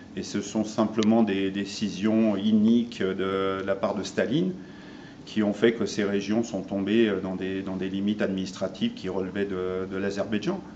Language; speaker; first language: French; early bilingual, other home language; Armenian